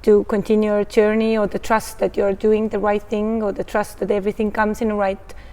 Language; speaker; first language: English; non-native, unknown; Estonian